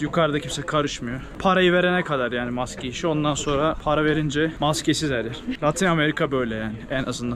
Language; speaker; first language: Turkish; native; Turkish